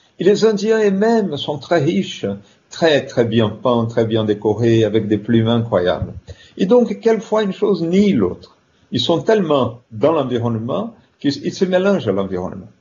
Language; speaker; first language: French; non-native, fluent; Portuguese